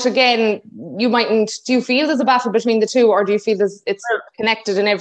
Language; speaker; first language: English; native; English